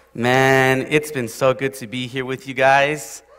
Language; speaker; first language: English; native; English